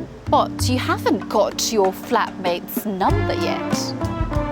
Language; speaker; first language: English; non-native, fluent; Korean